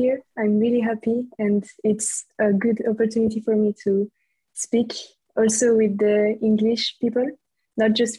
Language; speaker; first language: English; non-native, fluent; French